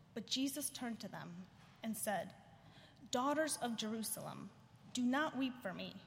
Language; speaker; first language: English; non-native, fluent; Ukrainian